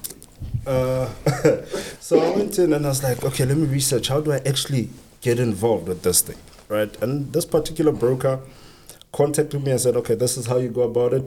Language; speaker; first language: English; non-native, local second language; Southern Sotho